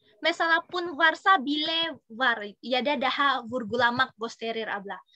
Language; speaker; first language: Turkish; non-native, learner; Indonesian